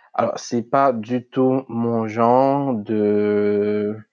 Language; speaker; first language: French; non-native, local second language; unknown